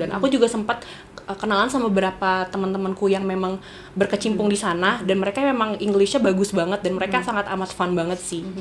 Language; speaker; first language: Indonesian; native; Indonesian